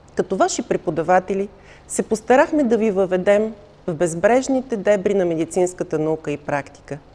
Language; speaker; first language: Bulgarian; native; Bulgarian